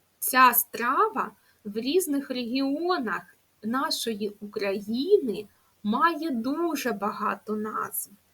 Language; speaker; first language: Ukrainian; native; Ukrainian